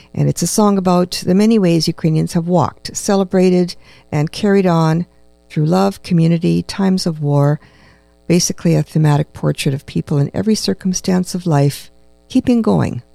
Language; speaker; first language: English; native; English